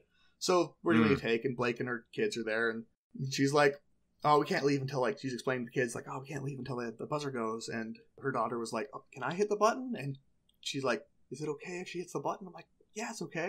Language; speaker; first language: English; native; English